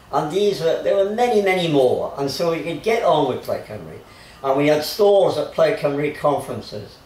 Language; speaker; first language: English; native; English